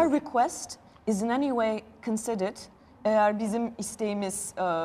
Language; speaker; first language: Turkish; native; Turkish